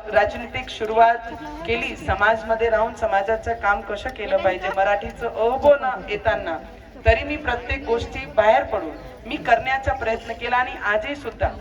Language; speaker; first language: Marathi; non-native, local second language; Punjabi